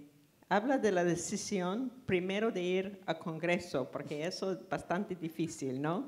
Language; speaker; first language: Spanish; non-native, fluent; English